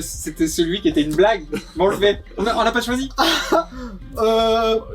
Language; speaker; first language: French; native; French